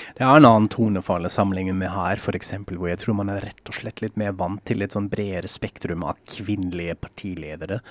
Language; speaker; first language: Norwegian; non-native, fluent; German